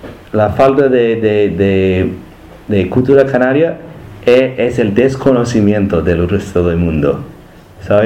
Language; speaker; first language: Spanish; non-native, learner; English